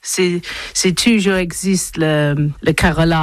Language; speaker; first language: French; non-native, learner; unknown